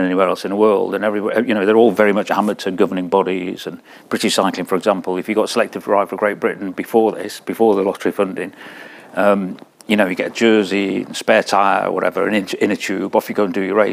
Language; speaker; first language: English; native; English